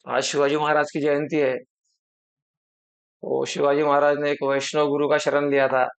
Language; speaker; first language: Hindi; non-native, local second language; Marathi